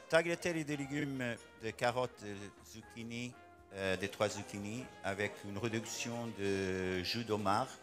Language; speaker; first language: French; non-native, learner; Portuguese